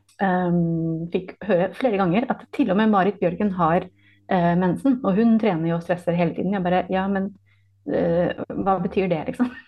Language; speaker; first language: Norwegian; non-native, fluent; English